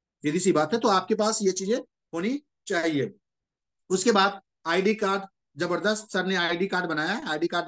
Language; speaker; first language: Hindi; native; Hindi